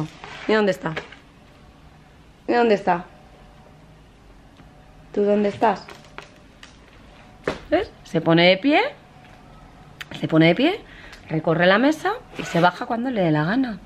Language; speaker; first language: Spanish; native; Spanish